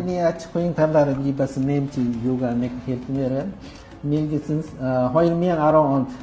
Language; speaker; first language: Mongolian; non-native, fluent; Lao